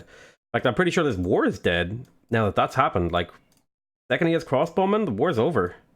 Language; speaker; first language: English; native; English